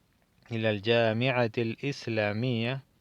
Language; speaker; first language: Arabic; non-native, fluent; Spanish